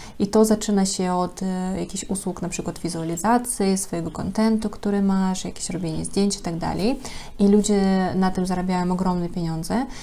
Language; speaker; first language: Polish; non-native, fluent; Russian